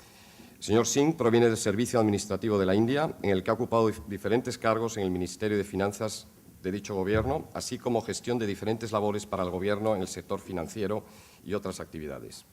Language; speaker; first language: Spanish; native; Spanish